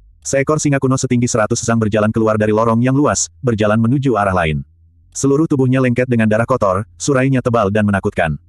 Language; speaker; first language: Indonesian; native; Indonesian